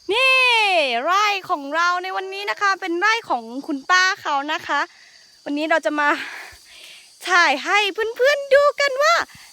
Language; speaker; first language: Thai; non-native, local second language; S'gaw Karen